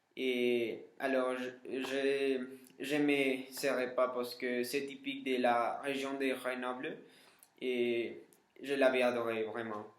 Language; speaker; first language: French; non-native, learner; Spanish